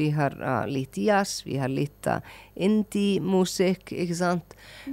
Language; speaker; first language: Norwegian; non-native, fluent; Icelandic